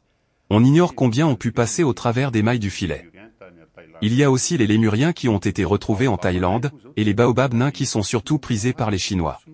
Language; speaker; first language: French; non-native, local second language; Malagasy